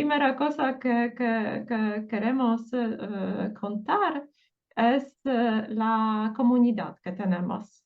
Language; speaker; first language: Spanish; non-native, fluent; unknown